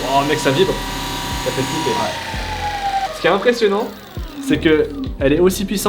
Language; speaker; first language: French; native; French